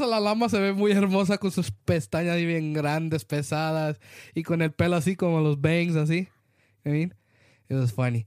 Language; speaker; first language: Spanish; early bilingual, heritage; Spanish